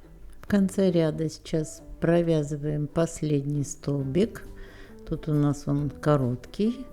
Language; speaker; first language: Russian; native; Russian